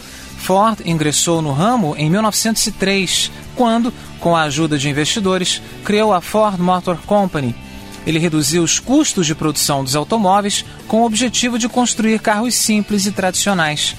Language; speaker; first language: Portuguese; native; Portuguese